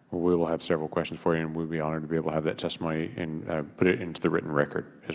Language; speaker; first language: English; native; English